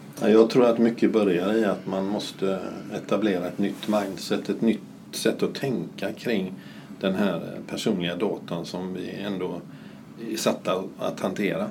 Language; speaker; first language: Swedish; native; Swedish